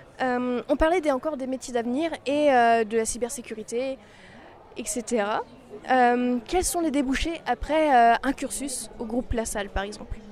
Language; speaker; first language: French; native; French